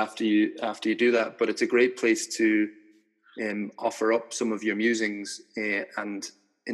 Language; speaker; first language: English; native; English